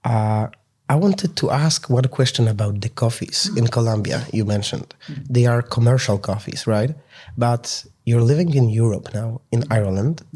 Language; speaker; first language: English; non-native, fluent; Polish